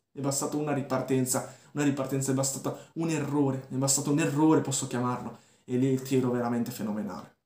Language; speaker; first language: Italian; early bilingual, other home language; Arabic